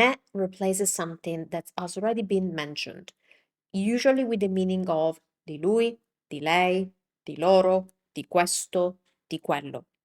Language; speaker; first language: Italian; non-native, fluent; English